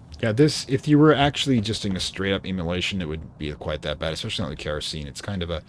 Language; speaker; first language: English; native; English